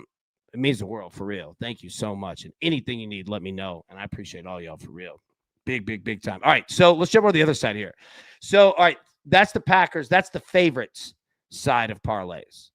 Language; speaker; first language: English; native; English